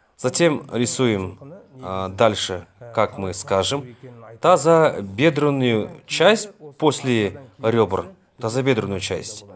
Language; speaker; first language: Russian; non-native, local second language; Kazakh